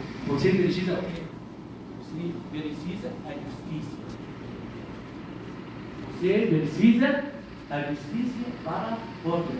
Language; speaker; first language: Portuguese; non-native, learner; Arabic